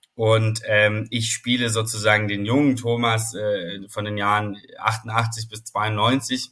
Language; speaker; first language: German; native; German